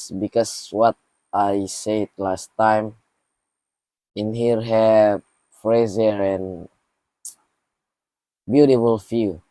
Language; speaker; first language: English; non-native, learner; Indonesian